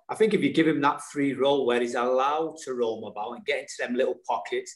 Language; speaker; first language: English; native; English